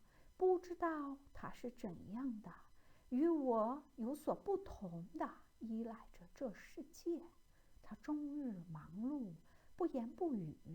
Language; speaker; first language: Chinese; native; Chinese